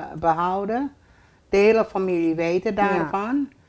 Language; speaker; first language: Dutch; early bilingual, other home language; Indonesian